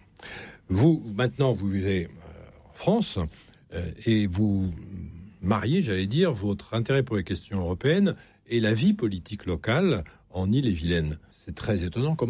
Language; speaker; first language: French; native; French